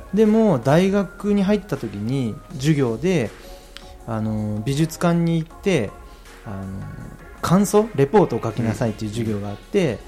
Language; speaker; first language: Japanese; native; Japanese